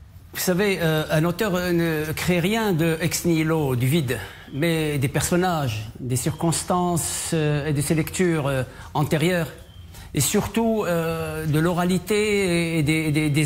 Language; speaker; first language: French; non-native, local second language; Arabic